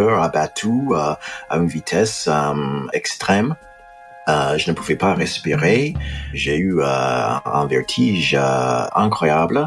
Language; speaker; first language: French; non-native, fluent; English